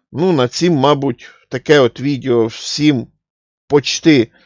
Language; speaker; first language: Ukrainian; non-native, local second language; Russian